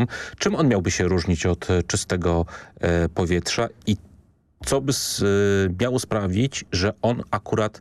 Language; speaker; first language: Polish; native; Polish